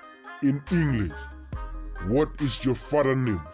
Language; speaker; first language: English; non-native, local second language; Khasi